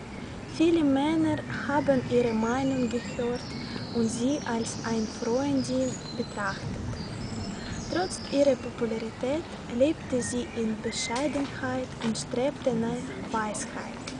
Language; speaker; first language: German; non-native, fluent; Russian